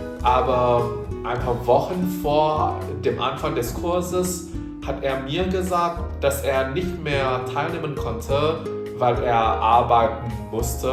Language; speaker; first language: German; non-native, fluent; Indonesian